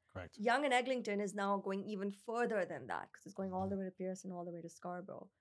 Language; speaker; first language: English; non-native, local second language; Urdu